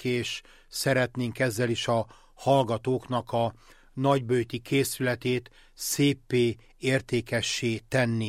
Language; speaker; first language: Hungarian; native; Hungarian